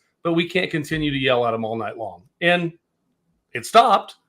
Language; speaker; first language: English; native; English